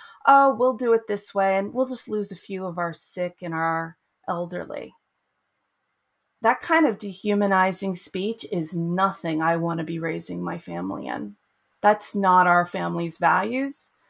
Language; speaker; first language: English; native; English